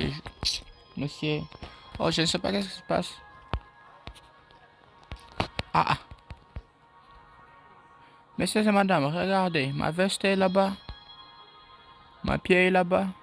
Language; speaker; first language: French; non-native, learner; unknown